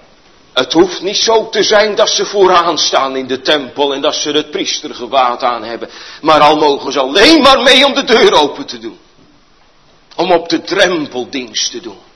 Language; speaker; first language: Dutch; native; Dutch